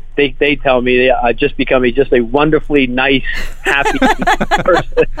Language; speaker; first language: English; native; English